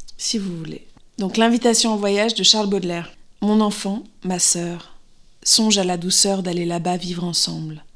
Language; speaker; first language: French; native; French